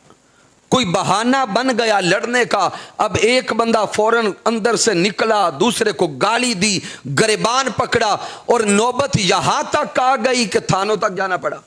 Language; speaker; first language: Urdu; native; Urdu